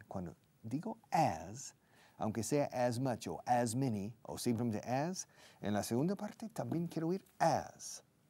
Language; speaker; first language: Spanish; non-native, fluent; English